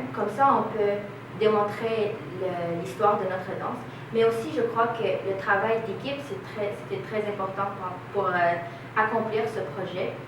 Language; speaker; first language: French; non-native, learner; English